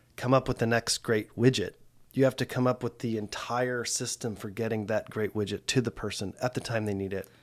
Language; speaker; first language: English; native; English